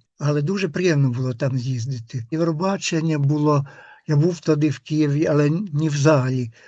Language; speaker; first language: Ukrainian; non-native, fluent; Finnish